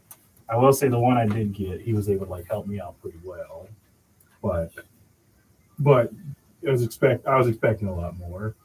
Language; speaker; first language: English; native; English